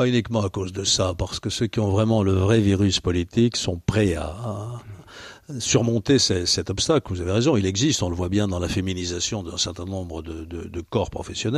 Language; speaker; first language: French; native; French